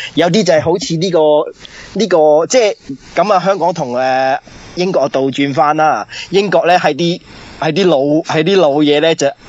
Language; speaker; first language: Cantonese; early bilingual, heritage; Cantonese